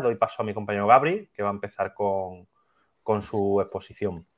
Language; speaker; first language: Spanish; native; Spanish